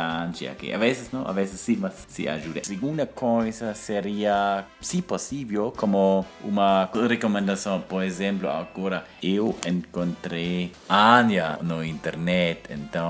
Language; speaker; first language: Spanish; non-native, learner; German